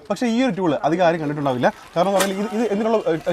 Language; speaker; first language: Malayalam; native; Malayalam